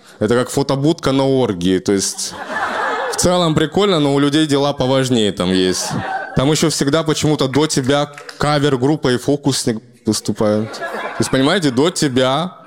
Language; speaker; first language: Russian; native; Russian